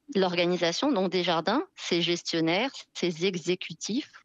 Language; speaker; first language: French; non-native, local second language; Arabic